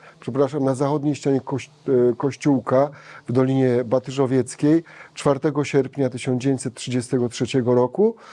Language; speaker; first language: Polish; native; Polish